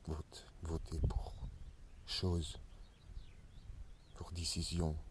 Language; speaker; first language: French; non-native, learner; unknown